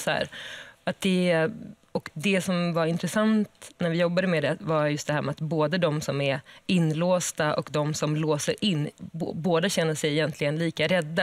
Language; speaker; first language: Swedish; native; Swedish